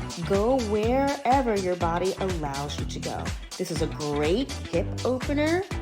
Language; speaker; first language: English; native; English